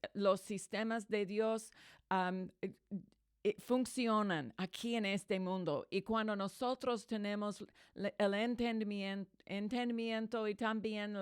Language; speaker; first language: Spanish; non-native, fluent; English